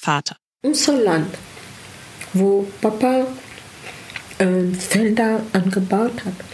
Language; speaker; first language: German; non-native, learner; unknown